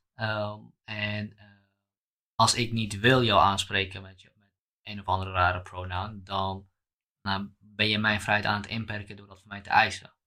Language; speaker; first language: Dutch; native; Dutch